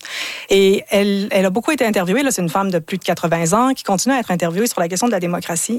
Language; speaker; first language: French; native; French